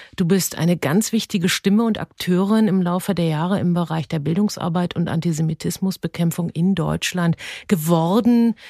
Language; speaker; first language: German; native; German